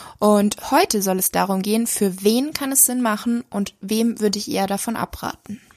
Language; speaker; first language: German; native; German